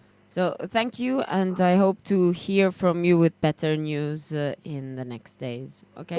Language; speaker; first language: English; non-native, fluent; Italian